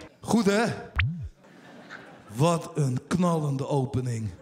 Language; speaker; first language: Dutch; native; Dutch